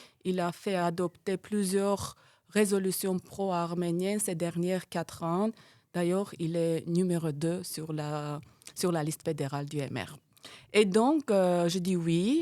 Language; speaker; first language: French; non-native, fluent; Armenian